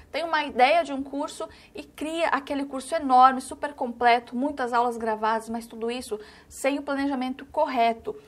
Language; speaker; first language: Portuguese; native; Portuguese